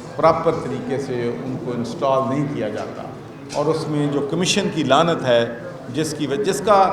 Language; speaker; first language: Urdu; non-native, local second language; Punjabi